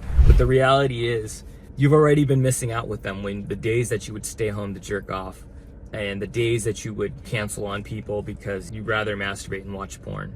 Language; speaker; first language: English; native; English